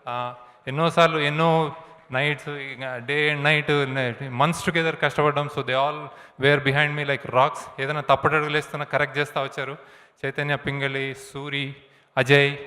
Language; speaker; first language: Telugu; native; Telugu